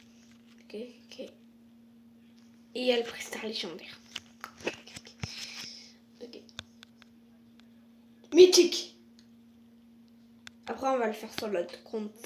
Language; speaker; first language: French; native; French